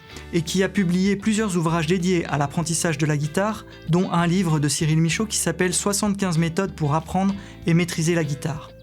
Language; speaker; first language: French; native; French